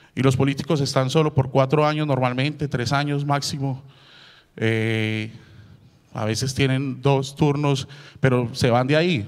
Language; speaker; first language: Spanish; native; Spanish